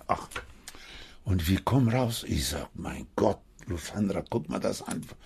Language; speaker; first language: German; non-native, fluent; Spanish